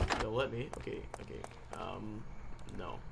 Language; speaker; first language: English; native; English